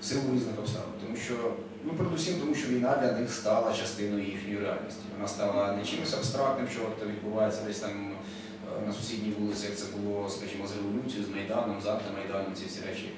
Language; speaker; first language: Ukrainian; native; Ukrainian